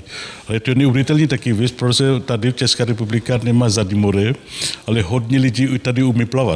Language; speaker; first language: Czech; non-native, learner; Balinese